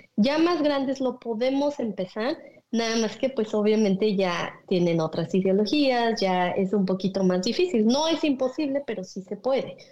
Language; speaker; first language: Spanish; native; Spanish